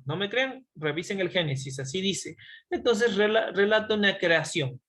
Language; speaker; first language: Spanish; native; Spanish